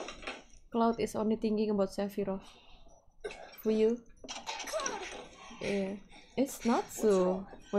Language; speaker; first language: English; non-native, fluent; Indonesian